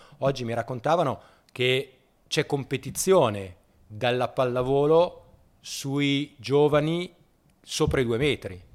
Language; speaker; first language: Italian; native; Italian